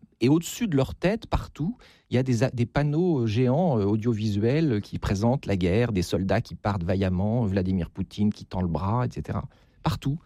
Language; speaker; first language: French; native; French